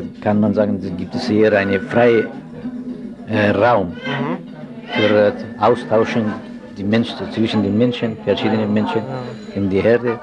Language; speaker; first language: German; non-native, learner; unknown